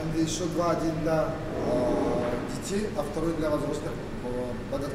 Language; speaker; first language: Russian; native; Russian